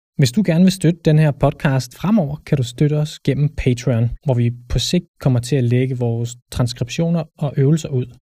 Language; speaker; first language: Danish; native; Danish